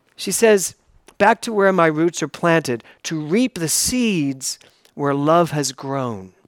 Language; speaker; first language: English; native; English